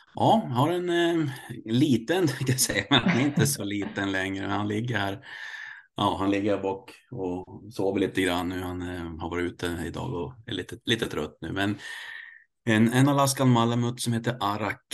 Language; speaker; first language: Swedish; native; Swedish